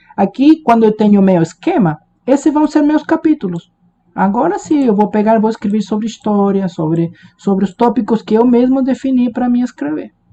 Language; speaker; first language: Portuguese; non-native, fluent; Spanish